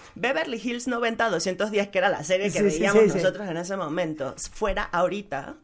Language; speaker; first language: Spanish; native; Spanish